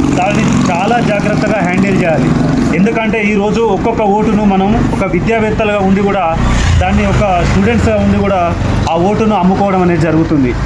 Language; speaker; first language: Telugu; native; Telugu